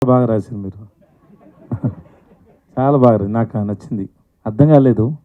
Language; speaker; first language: Telugu; non-native, learner; Tamil